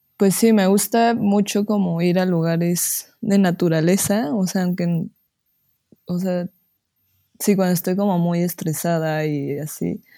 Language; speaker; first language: Spanish; native; Spanish